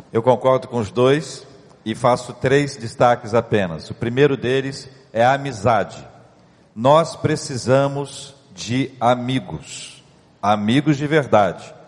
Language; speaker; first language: Portuguese; native; Portuguese